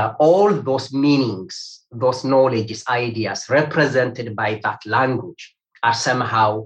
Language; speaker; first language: English; non-native, fluent; Amharic